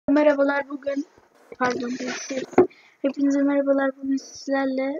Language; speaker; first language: Turkish; native; Turkish